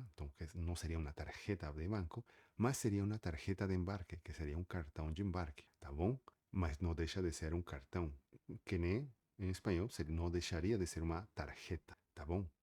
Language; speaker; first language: Portuguese; native; Portuguese